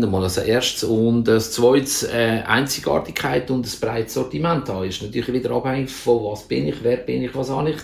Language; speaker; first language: German; native; German